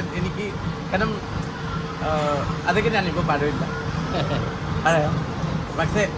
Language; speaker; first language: Malayalam; non-native, fluent; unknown